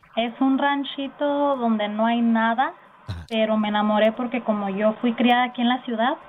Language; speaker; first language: Spanish; early bilingual, heritage; Spanish